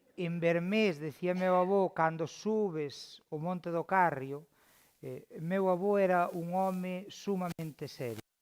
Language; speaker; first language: Galician; native; Galician